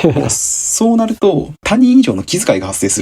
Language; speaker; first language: Japanese; native; Japanese